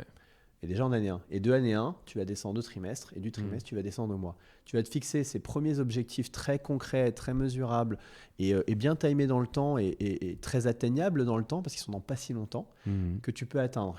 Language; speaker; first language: French; native; French